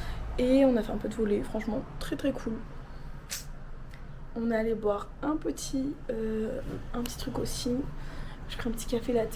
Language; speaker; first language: French; native; French